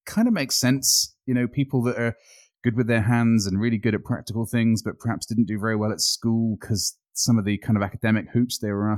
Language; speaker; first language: English; native; English